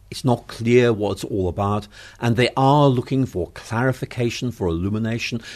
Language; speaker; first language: English; native; English